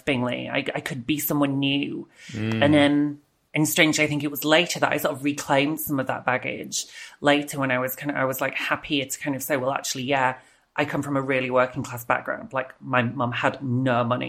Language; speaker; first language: English; native; English